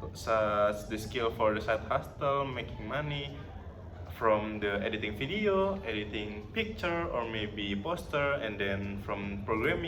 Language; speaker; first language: English; non-native, learner; Indonesian